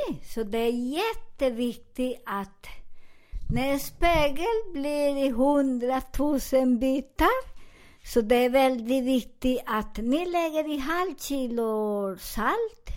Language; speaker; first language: Swedish; non-native, learner; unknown